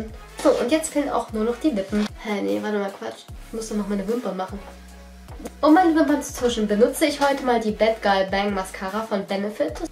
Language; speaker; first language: German; native; German